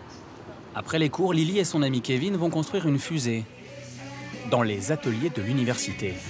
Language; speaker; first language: French; native; French